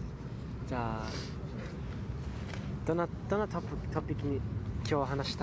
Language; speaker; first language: Japanese; non-native, learner; German